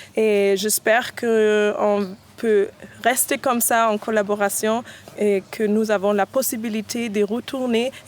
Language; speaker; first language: French; non-native, fluent; German